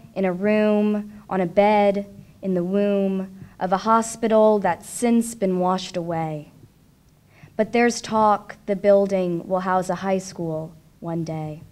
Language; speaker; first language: English; native; English